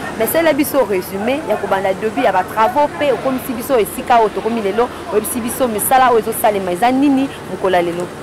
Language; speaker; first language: Lingala; native; Lingala